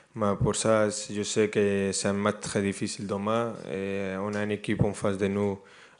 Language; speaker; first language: French; non-native, fluent; Spanish